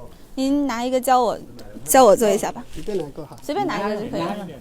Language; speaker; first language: Chinese; native; Chinese